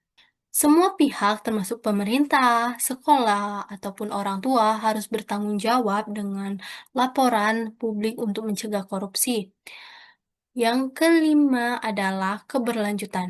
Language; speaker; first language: Indonesian; native; Indonesian